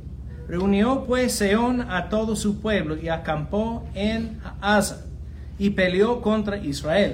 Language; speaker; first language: Spanish; non-native, fluent; English